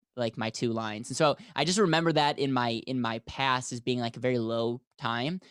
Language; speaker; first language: English; native; English